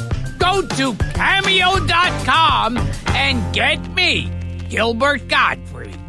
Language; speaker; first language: English; native; English